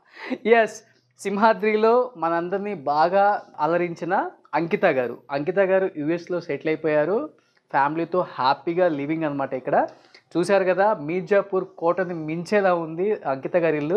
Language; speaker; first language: Telugu; native; Telugu